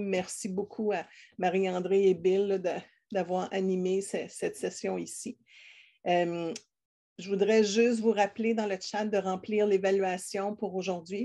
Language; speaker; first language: French; native; French